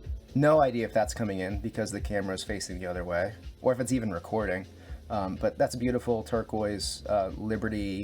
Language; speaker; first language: English; native; English